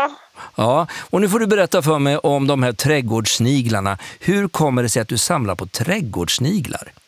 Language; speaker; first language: Swedish; native; Swedish